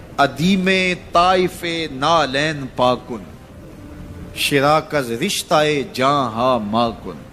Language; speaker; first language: Urdu; non-native, local second language; Punjabi